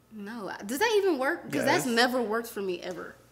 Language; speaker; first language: English; native; English